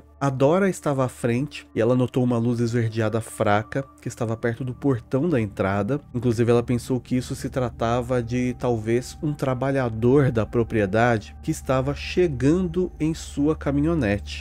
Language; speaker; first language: Portuguese; native; Portuguese